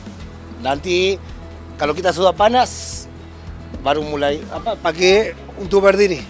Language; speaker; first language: Indonesian; non-native, fluent; Spanish